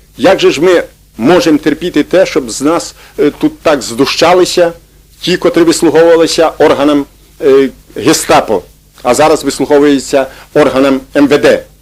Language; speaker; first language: Ukrainian; native; Ukrainian